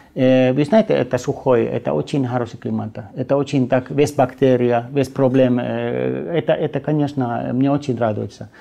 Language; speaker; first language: Russian; non-native, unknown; Finnish